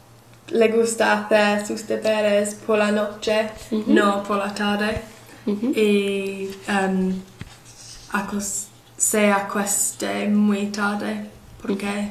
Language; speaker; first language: Spanish; non-native, learner; English